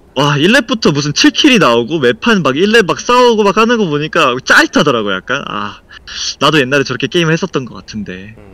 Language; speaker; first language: Korean; native; Korean